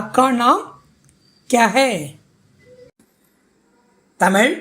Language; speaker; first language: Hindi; non-native, fluent; Tamil